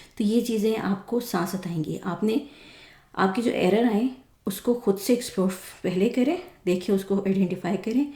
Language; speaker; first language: Urdu; native; Urdu